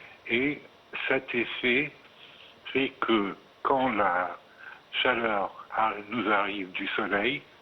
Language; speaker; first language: French; non-native, fluent; Arabic